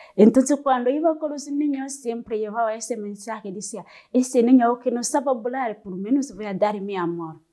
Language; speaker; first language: Spanish; non-native, learner; Kinyarwanda